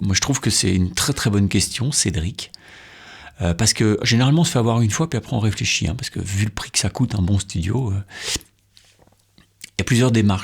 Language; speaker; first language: French; native; French